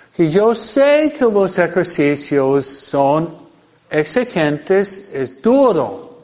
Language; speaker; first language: Spanish; non-native, fluent; English